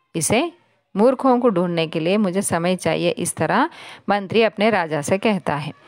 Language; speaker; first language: Hindi; non-native, local second language; Telugu